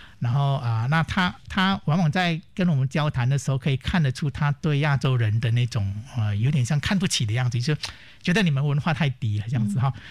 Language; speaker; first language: Chinese; native; Chinese